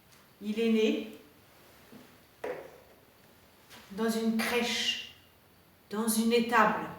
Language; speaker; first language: French; native; French